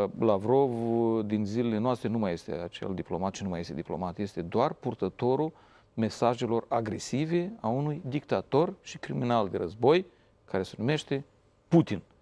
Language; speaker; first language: Romanian; native; Romanian